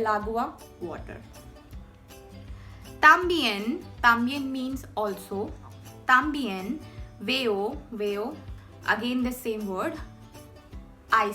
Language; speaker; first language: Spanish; non-native, fluent; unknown